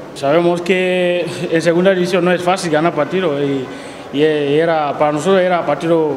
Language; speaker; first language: Spanish; non-native, fluent; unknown